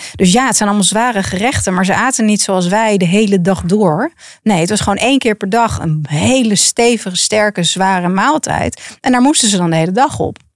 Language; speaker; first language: Dutch; native; Dutch